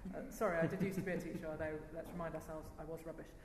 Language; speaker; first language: English; native; English